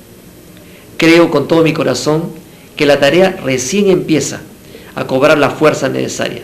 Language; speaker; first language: Spanish; native; Spanish